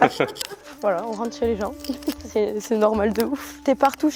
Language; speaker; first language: French; native; French